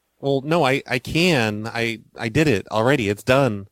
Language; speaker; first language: English; native; English